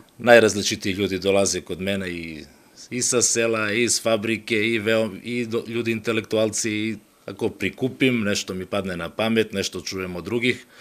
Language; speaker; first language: Serbian; native; Serbian